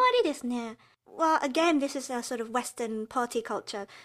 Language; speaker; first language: English; early bilingual, other home language; Japanese